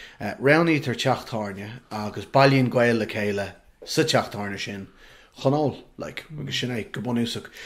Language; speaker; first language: Irish; non-native, local second language; English